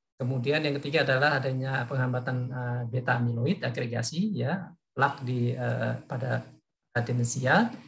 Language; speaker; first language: Indonesian; native; Indonesian